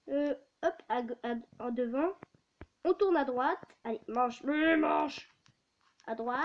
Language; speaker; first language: French; native; French